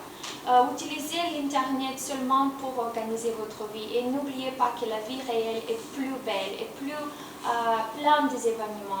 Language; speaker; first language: French; non-native, learner; Romanian